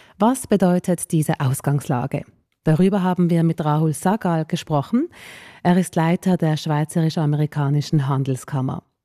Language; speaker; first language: German; native; German